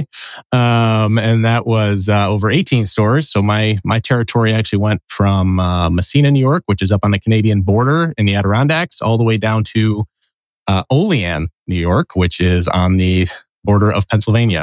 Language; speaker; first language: English; native; English